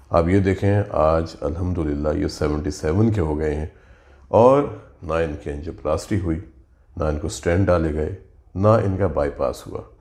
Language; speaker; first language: Urdu; native; Urdu